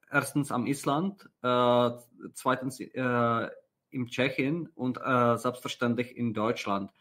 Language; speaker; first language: German; non-native, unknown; Czech